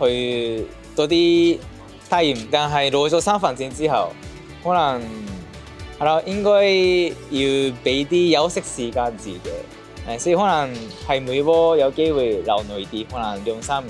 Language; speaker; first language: Cantonese; non-native, fluent; Japanese